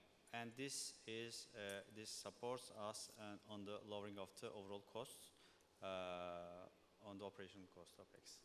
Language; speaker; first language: English; non-native, fluent; Turkish